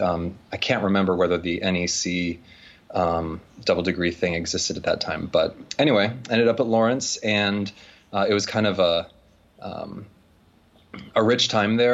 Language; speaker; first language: English; native; English